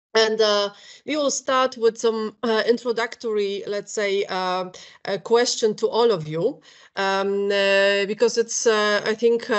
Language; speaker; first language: English; non-native, fluent; Polish